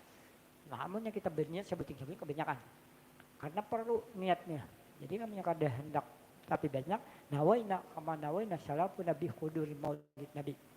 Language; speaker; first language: Indonesian; non-native, local second language; Banjar